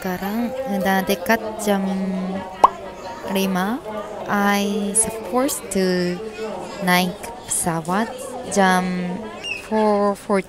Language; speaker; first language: Indonesian; non-native, fluent; Japanese